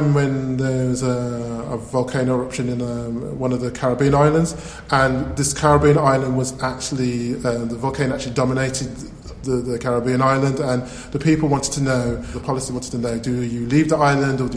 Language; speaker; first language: English; native; English